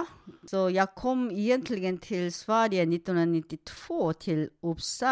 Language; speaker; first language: Swedish; non-native, fluent; Korean